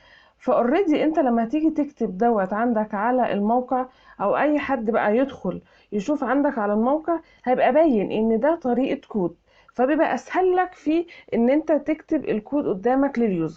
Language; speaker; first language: Arabic; native; Arabic